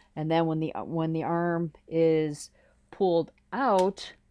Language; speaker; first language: English; native; English